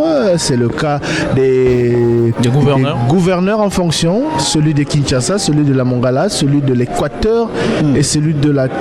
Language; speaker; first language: French; non-native, local second language; Lingala